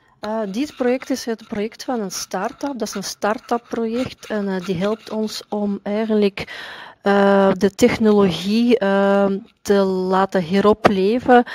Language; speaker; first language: Dutch; non-native, fluent; Russian